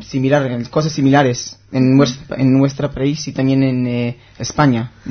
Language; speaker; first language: Spanish; non-native, learner; Hebrew